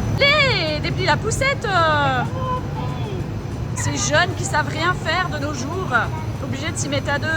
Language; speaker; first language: French; native; French